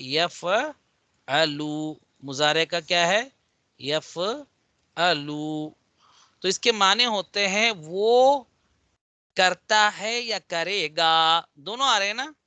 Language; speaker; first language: Urdu; native; Urdu